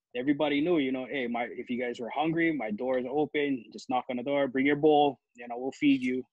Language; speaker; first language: English; native; English